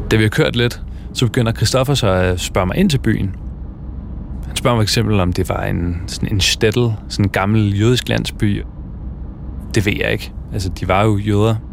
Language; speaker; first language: Danish; native; Danish